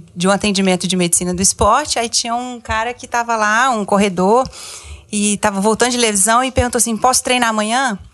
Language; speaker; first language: Portuguese; native; Portuguese